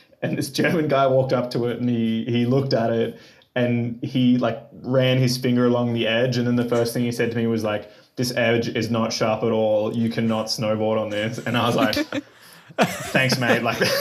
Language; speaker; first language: English; native; English